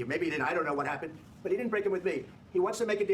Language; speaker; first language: English; native; English